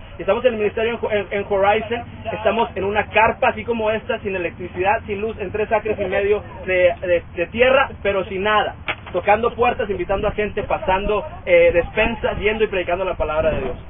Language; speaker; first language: Spanish; native; Spanish